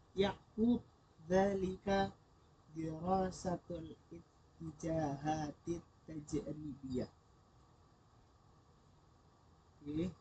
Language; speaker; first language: Arabic; non-native, learner; Indonesian